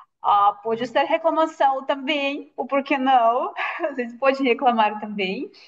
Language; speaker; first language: Portuguese; non-native, fluent; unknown